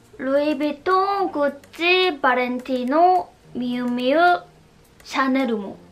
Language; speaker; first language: Japanese; non-native, learner; Korean